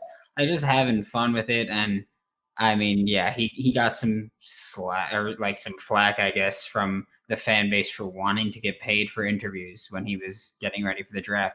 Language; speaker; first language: English; native; English